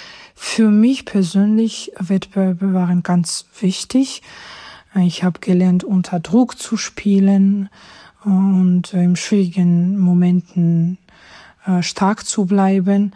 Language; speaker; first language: German; non-native, fluent; Georgian